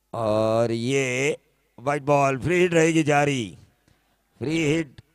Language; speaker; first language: Hindi; non-native, local second language; Marathi